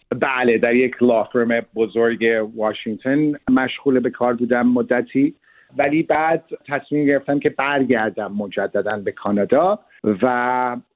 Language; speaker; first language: Persian; early bilingual, heritage; Persian